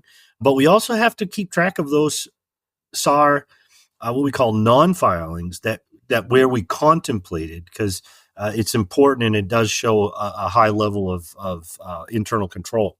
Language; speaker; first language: English; native; English